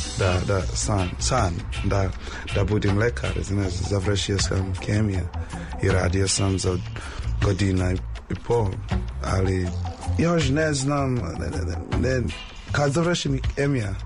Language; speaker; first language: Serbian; non-native, learner; English